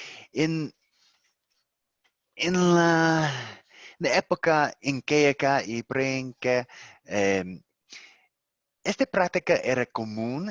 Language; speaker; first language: Spanish; non-native, fluent; English